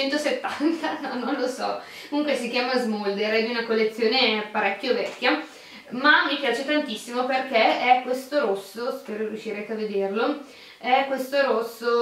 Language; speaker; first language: Italian; native; Italian